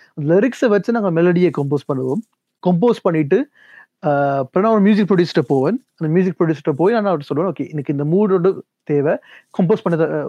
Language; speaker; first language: Tamil; early bilingual, heritage; Tamil